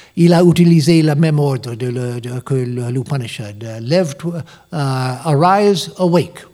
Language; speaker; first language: French; non-native, learner; English